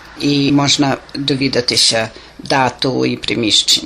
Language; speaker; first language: Ukrainian; early bilingual, heritage; Ukrainian